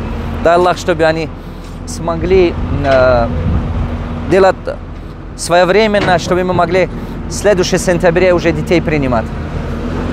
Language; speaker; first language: Russian; non-native, local second language; Tajik